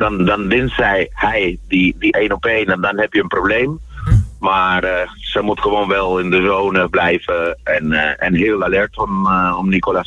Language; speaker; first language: Dutch; non-native, fluent; Spanish